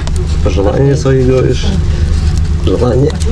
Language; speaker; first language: Russian; native; Russian